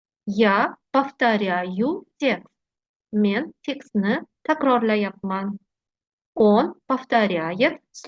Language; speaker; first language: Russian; non-native, fluent; Uzbek